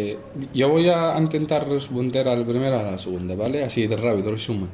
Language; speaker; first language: Spanish; non-native, fluent; Arabic